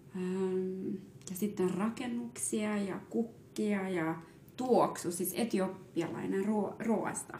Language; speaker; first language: Finnish; early bilingual, other home language; Amharic